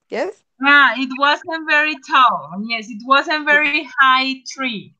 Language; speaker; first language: English; non-native, fluent; Spanish